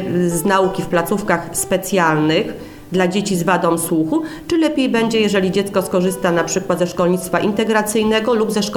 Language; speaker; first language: Polish; native; Polish